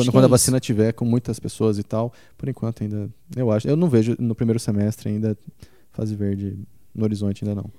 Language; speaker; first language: Portuguese; native; Portuguese